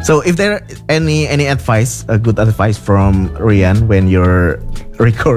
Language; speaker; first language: English; non-native, fluent; Indonesian